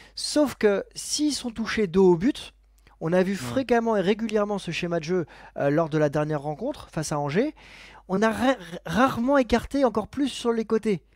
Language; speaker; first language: French; native; French